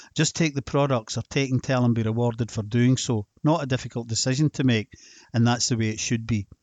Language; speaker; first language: English; native; English